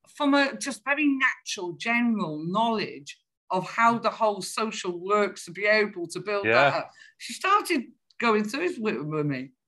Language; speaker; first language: English; native; English